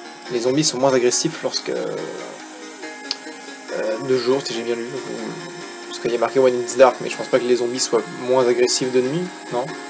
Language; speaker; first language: French; native; French